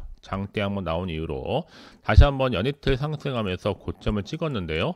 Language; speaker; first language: Korean; native; Korean